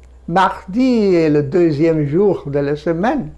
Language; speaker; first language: French; non-native, fluent; Bangla